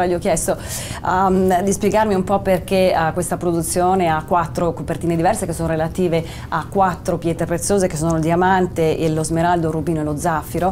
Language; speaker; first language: Italian; native; Italian